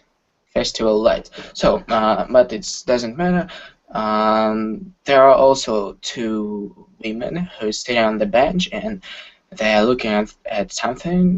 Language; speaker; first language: English; non-native, learner; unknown